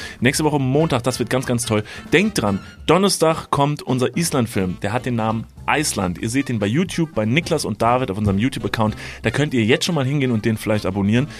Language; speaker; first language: German; native; German